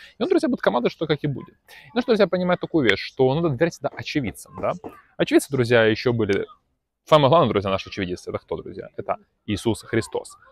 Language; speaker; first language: Russian; native; Russian